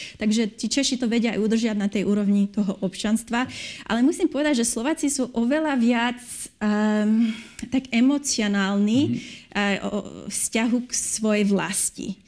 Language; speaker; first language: Slovak; early bilingual, heritage; Slovak